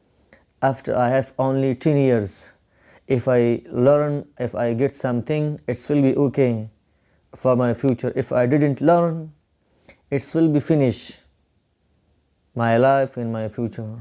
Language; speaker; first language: English; non-native, learner; Pashto